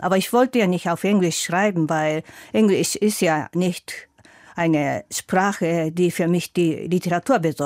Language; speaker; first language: German; non-native, fluent; Japanese